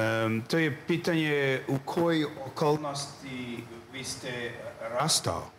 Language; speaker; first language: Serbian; non-native, learner; English